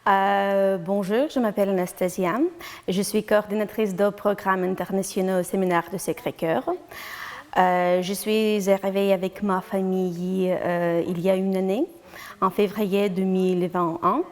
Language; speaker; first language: French; non-native, learner; Ukrainian